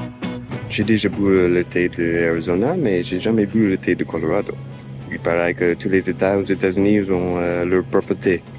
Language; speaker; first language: French; non-native, fluent; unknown